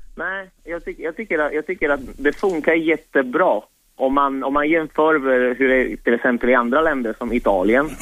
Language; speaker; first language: Swedish; non-native, fluent; Italian